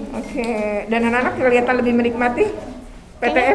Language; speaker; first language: Indonesian; native; Indonesian